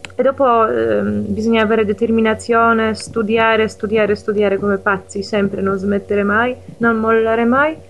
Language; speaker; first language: Italian; non-native, fluent; Polish